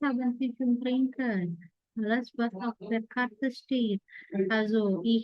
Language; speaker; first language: German; non-native, fluent; Indonesian